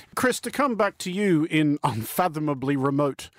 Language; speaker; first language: English; native; English